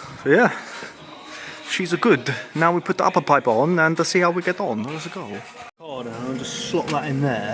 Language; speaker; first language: English; native; English